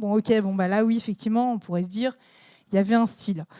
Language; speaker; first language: French; native; French